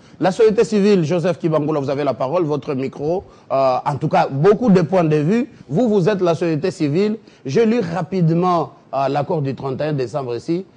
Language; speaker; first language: French; non-native, local second language; Lingala